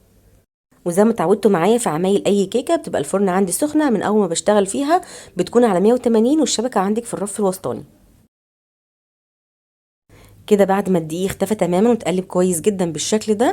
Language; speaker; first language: Arabic; native; Arabic